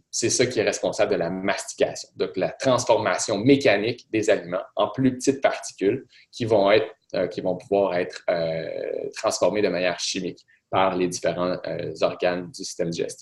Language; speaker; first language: French; native; French